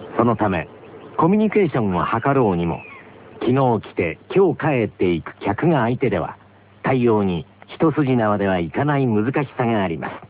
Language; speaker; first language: Japanese; native; Japanese